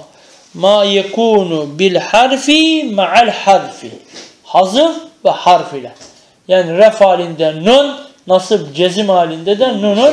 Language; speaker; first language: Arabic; non-native, fluent; Turkish